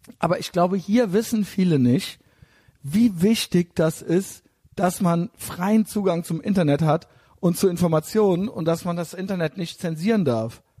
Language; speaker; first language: German; native; German